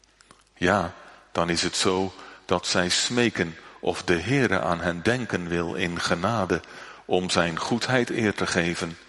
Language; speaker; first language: Dutch; native; Dutch